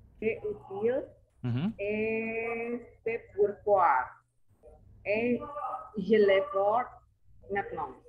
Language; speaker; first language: French; non-native, learner; Indonesian